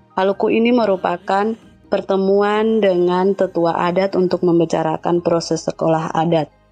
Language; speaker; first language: Indonesian; native; Indonesian